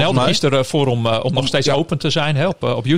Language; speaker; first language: Dutch; native; Dutch